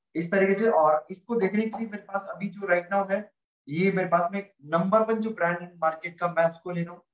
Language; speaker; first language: Hindi; native; Hindi